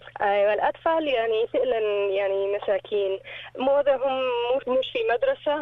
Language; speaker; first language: Arabic; non-native, learner; English